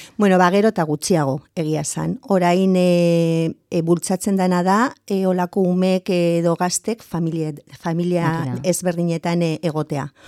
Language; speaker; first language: Basque; non-native, local second language; Spanish